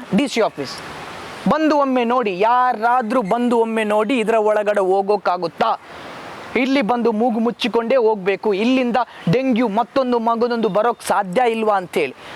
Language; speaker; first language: Kannada; native; Kannada